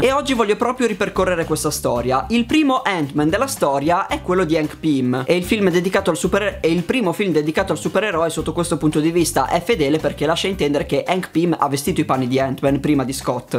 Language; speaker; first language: Italian; native; Italian